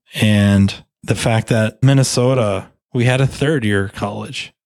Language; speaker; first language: English; native; English